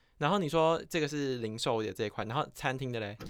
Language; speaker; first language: Chinese; native; Chinese